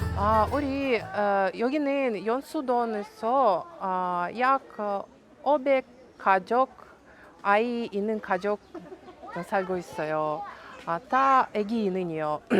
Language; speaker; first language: Korean; non-native, learner; Russian